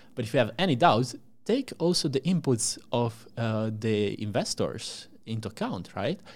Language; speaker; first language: English; non-native, fluent; Italian